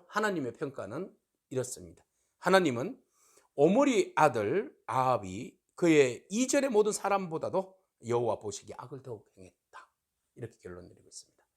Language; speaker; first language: Korean; native; Korean